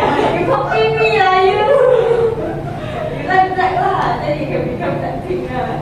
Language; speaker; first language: English; non-native, learner; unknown